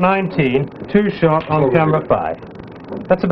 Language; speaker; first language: English; native; English